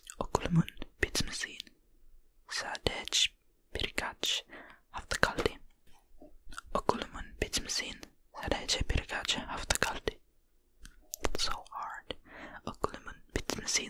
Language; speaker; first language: Turkish; non-native, learner; Finnish